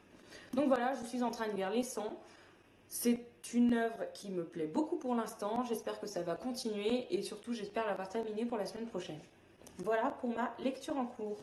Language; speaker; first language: French; native; French